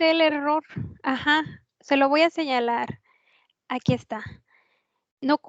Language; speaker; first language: Spanish; native; Spanish